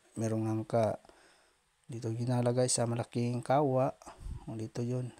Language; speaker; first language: Filipino; non-native, local second language; Cebuano